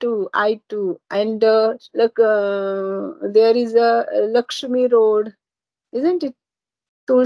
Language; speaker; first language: English; non-native, learner; Marathi